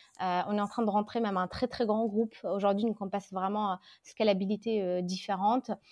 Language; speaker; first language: French; non-native, local second language; Arabic